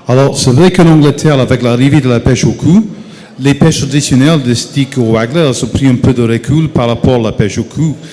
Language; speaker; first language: French; non-native, fluent; English